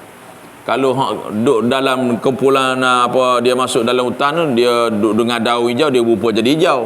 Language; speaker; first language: Malay; native; Malay